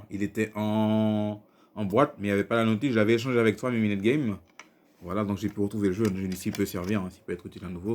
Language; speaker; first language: French; native; French